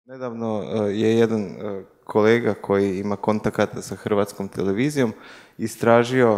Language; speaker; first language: Croatian; native; Croatian